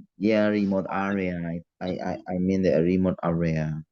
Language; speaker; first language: English; non-native, learner; Indonesian